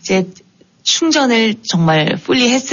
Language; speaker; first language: Korean; native; Korean